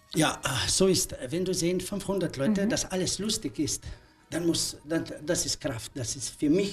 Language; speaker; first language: German; non-native, learner; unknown